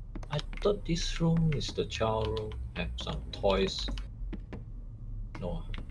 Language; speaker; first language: English; non-native, local second language; Chinese